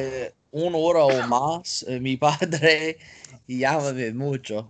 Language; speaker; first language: Spanish; non-native, learner; English